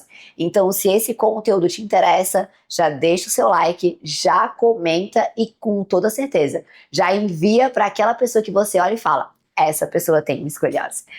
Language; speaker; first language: Portuguese; native; Portuguese